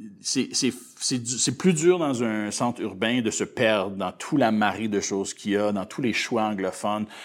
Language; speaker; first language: French; native; French